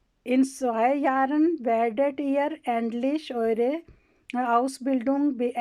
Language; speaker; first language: German; non-native, learner; Urdu